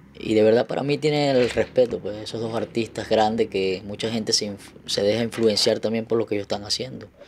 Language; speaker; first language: Spanish; native; Spanish